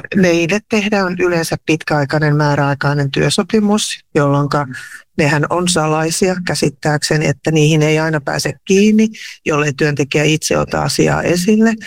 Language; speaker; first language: Finnish; native; Finnish